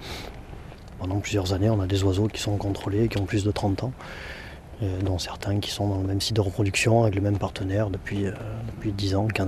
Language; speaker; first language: French; native; French